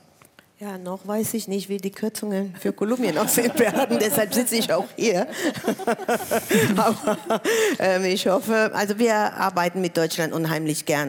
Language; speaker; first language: German; non-native, fluent; Spanish